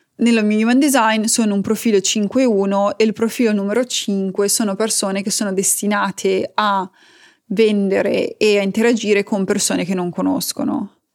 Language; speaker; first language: Italian; native; Italian